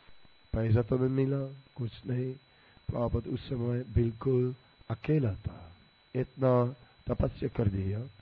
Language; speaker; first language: Hindi; non-native, fluent; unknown